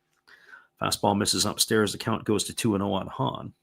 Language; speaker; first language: English; native; English